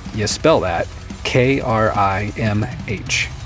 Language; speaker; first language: English; native; English